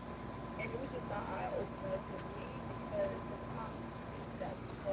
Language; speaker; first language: English; native; English